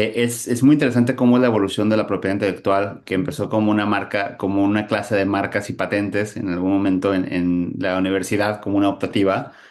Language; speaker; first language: Spanish; native; Spanish